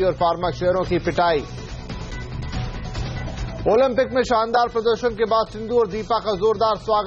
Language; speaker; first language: Hindi; native; Hindi